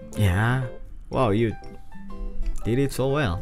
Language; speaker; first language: English; non-native, learner; Indonesian